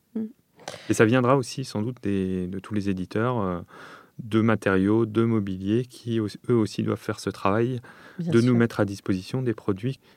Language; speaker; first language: French; native; French